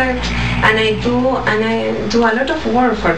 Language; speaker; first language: English; non-native, learner; Spanish